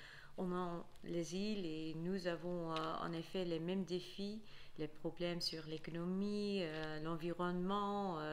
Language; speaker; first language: French; non-native, fluent; Dutch